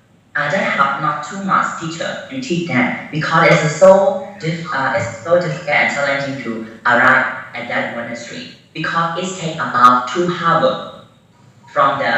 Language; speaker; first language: English; non-native, learner; Burmese